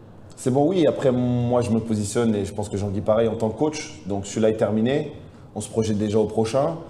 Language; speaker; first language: French; native; French